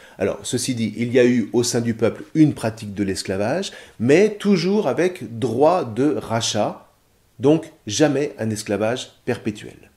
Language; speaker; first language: French; native; French